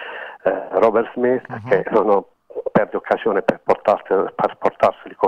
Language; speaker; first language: Italian; native; Italian